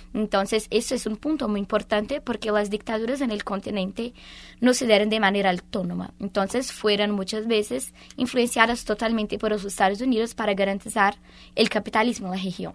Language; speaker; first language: Spanish; non-native, fluent; Portuguese